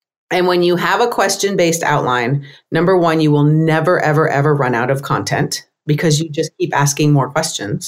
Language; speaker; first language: English; native; English